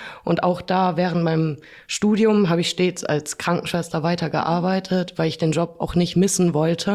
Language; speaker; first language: German; native; German